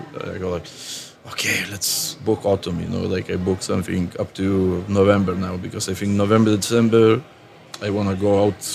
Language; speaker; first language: English; non-native, fluent; Lithuanian